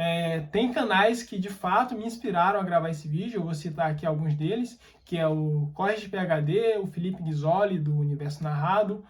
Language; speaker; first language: Portuguese; native; Portuguese